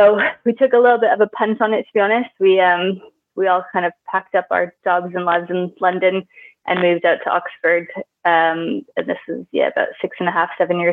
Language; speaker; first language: English; native; English